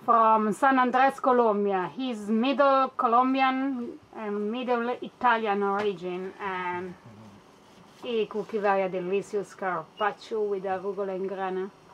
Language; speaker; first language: English; non-native, learner; Italian